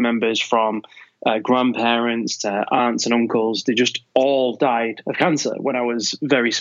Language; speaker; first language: English; native; English